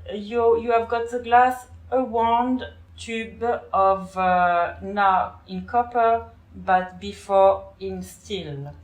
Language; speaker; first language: English; non-native, learner; French